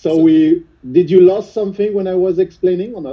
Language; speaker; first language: English; non-native, fluent; French